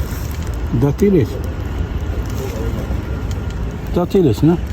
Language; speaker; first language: Spanish; non-native, learner; Arabic